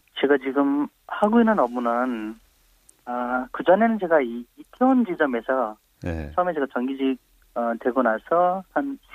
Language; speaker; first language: Korean; non-native, fluent; Nepali